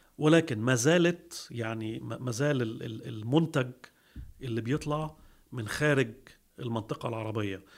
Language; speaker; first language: Arabic; early bilingual, heritage; Arabic